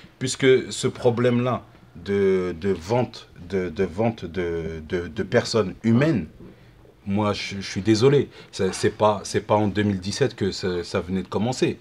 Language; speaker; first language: French; early bilingual, other home language; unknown